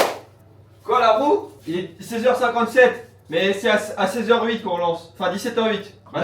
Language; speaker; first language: French; native; French